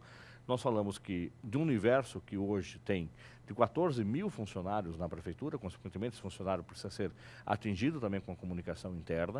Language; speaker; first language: Portuguese; native; Portuguese